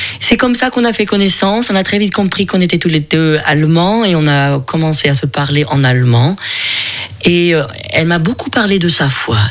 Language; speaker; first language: French; non-native, fluent; German